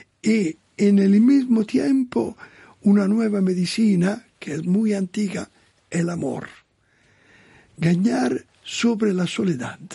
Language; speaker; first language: Spanish; non-native, learner; Italian